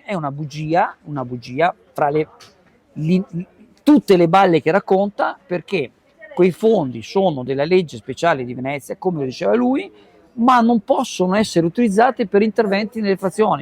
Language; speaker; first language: Italian; native; Italian